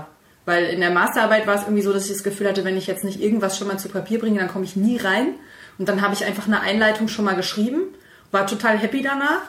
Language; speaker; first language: German; native; German